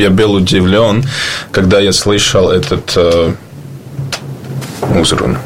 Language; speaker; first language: Russian; non-native, learner; Latvian